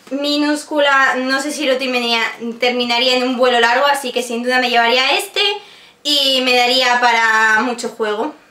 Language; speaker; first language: Spanish; native; Spanish